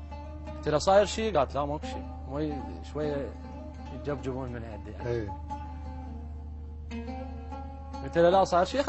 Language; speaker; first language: Arabic; native; Arabic